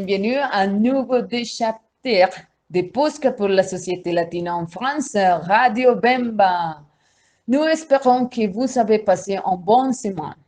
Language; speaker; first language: French; non-native, learner; Spanish